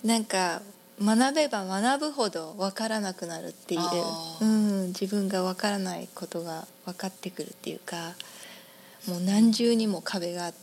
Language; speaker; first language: Japanese; native; Japanese